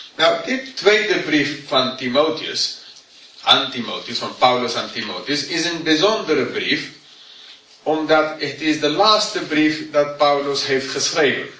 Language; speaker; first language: Dutch; non-native, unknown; English